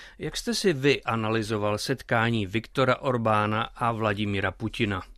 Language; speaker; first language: Czech; native; Czech